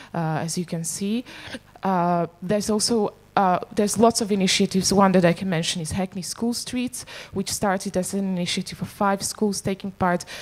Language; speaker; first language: English; non-native, fluent; Slovak